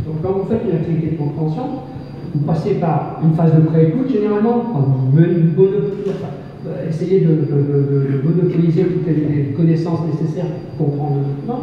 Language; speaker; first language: French; native; French